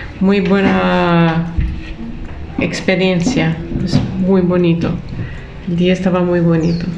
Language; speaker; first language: Spanish; non-native, learner; Portuguese